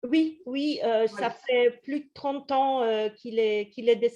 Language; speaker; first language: French; non-native, fluent; Polish